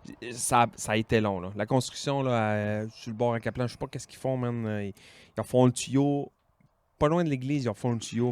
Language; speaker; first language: French; native; French